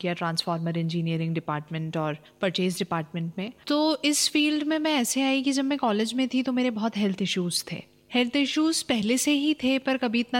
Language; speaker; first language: Hindi; native; Hindi